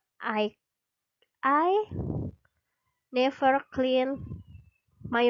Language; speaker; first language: English; non-native, fluent; Indonesian